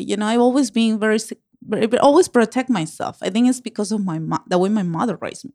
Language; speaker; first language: English; non-native, fluent; Spanish